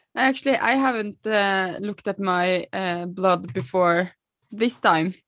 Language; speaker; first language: English; non-native, fluent; Norwegian